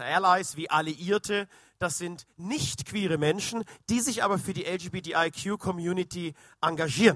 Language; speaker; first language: German; native; German